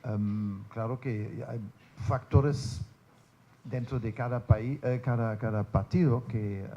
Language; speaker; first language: Spanish; non-native, fluent; German